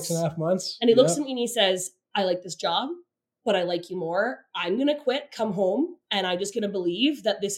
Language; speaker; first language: English; native; English